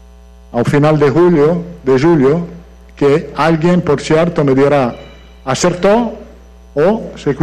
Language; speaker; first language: Portuguese; non-native, fluent; Italian